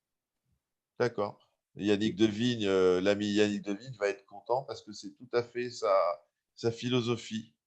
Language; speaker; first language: French; native; French